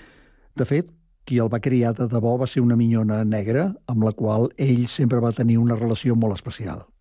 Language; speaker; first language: Catalan; native; Catalan